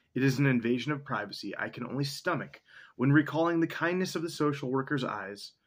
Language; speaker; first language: English; native; English